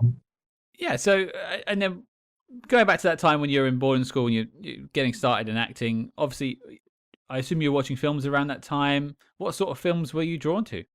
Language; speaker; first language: English; native; English